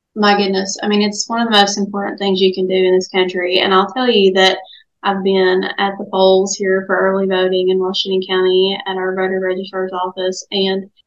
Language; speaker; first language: English; native; English